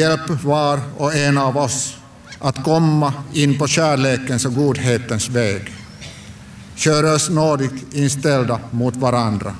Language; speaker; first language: Swedish; non-native, local second language; Finnish